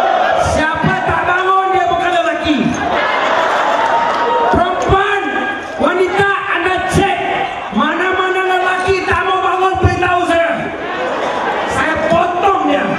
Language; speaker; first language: Malay; native; Malay